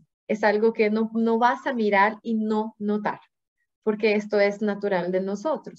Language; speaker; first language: Spanish; non-native, fluent; Portuguese